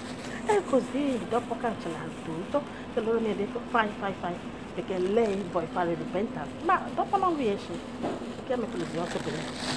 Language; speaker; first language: Italian; non-native, learner; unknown